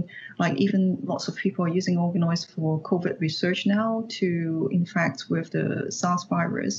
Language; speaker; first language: English; non-native, local second language; Cantonese